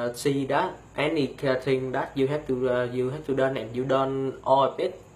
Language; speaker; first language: English; non-native, learner; Vietnamese